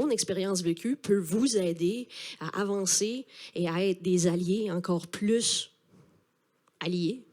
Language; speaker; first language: French; native; French